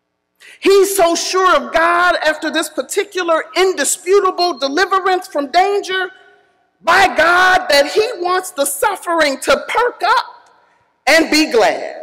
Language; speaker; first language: English; native; English